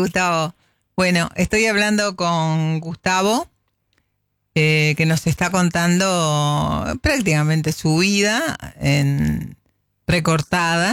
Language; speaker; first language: Spanish; native; Spanish